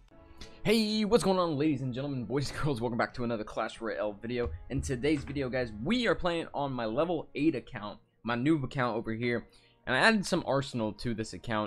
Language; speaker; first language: English; native; English